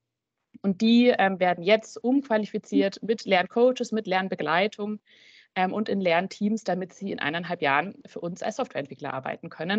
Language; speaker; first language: German; native; German